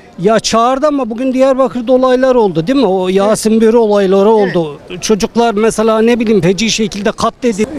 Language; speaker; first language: Turkish; native; Turkish